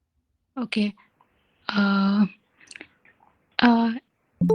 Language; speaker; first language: German; non-native, learner; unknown